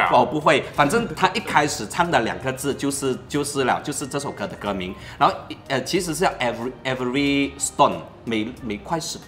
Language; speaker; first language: Chinese; native; Chinese